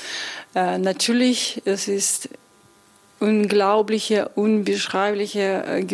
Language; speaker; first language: German; non-native, fluent; Russian